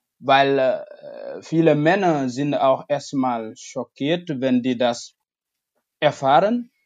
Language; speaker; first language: German; non-native, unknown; Wolof